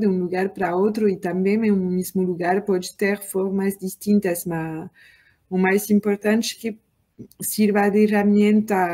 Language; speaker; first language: Portuguese; non-native, learner; French